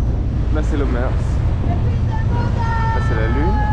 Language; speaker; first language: French; native; French